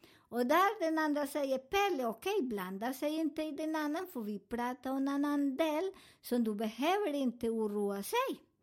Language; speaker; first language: Swedish; non-native, fluent; Spanish